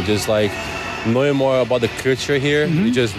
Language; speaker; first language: English; non-native, fluent; Portuguese